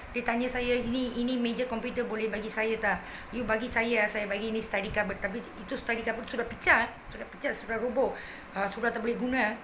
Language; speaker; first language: Malay; non-native, local second language; Tamil